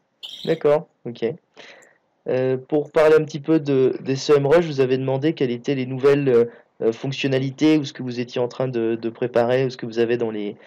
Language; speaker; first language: French; native; French